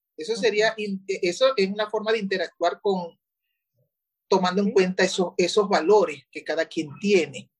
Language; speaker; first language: Spanish; native; Spanish